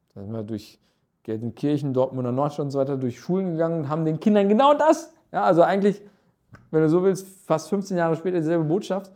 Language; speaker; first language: German; early bilingual, other home language; Turkish